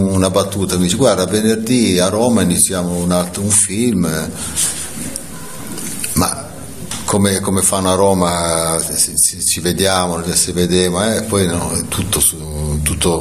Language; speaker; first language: Italian; native; Italian